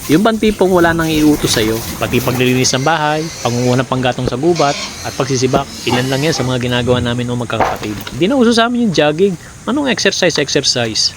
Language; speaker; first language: Filipino; non-native, local second language; Cebuano